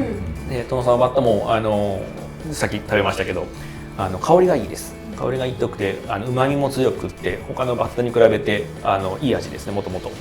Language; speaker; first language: Japanese; native; Japanese